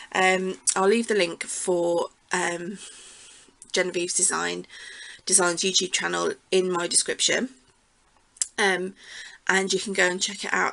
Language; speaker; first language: English; native; English